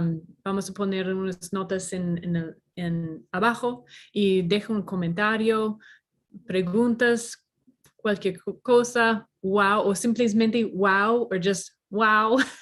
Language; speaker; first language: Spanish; non-native, learner; English